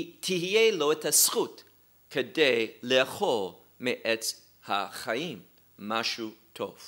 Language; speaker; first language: Hebrew; non-native, fluent; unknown